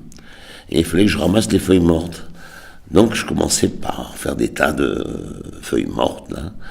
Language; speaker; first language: French; native; French